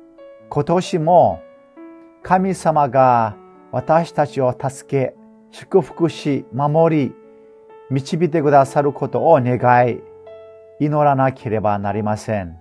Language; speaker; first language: Japanese; non-native, fluent; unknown